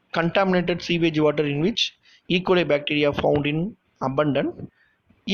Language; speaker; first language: English; non-native, local second language; Tamil